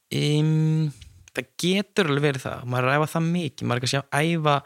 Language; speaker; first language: Icelandic; native; Icelandic